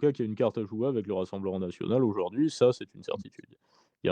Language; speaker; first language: French; native; French